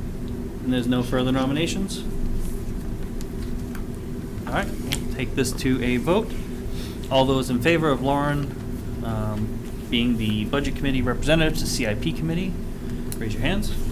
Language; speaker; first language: English; native; English